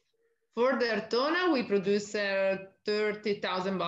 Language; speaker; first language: English; non-native, learner; Italian